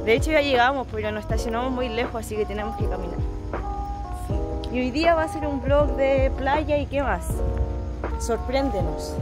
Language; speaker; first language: Spanish; native; Spanish